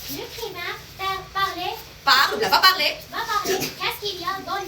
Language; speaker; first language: French; non-native, learner; Arabic